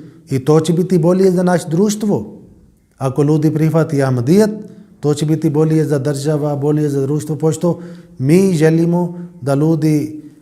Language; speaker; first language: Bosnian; non-native, learner; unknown